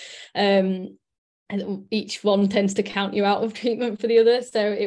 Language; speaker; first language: English; native; English